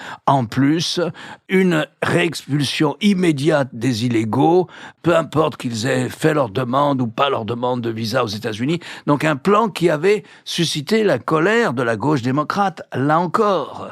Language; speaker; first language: French; native; French